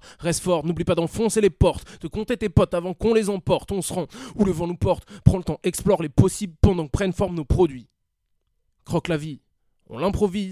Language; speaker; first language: French; native; French